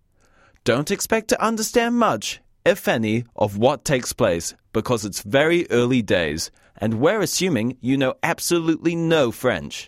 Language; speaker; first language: English; native; English